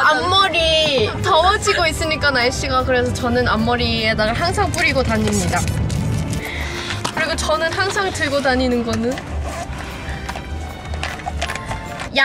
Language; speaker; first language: Korean; non-native, fluent; Thai